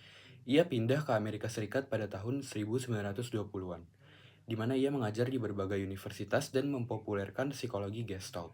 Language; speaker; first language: Indonesian; native; Indonesian